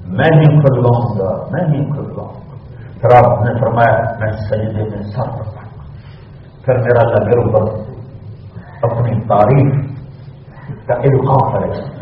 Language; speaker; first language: Urdu; non-native, local second language; Punjabi